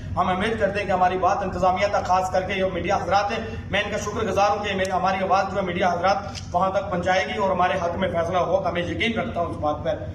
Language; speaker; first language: Hindi; non-native, local second language; Punjabi